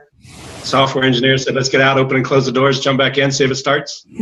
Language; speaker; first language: English; native; English